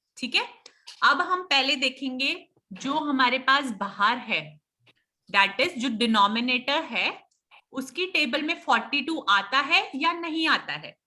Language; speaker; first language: Hindi; native; Hindi